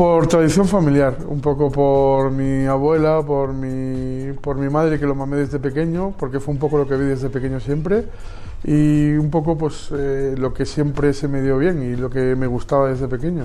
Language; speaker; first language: Spanish; native; Spanish